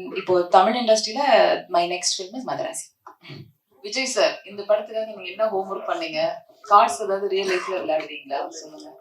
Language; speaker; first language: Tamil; non-native, learner; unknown